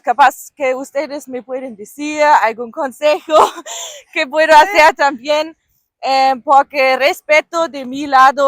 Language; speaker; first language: Spanish; non-native, fluent; German